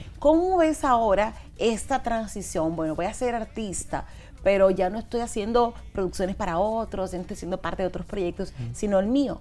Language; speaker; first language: Spanish; native; Spanish